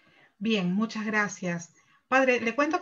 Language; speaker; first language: Spanish; native; Spanish